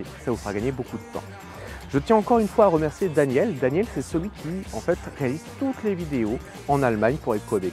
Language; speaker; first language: French; native; French